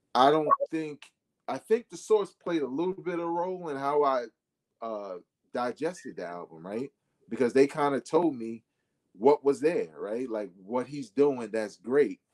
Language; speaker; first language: English; native; English